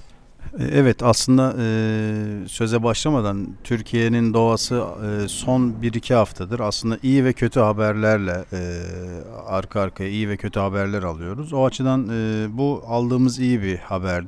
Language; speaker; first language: Turkish; native; Turkish